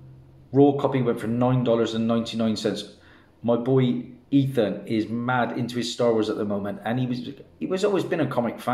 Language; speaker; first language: English; native; English